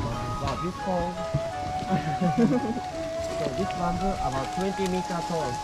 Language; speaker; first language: English; non-native, learner; Japanese